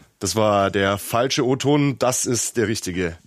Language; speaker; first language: German; native; German